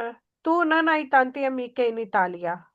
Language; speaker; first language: Italian; non-native, learner; Urdu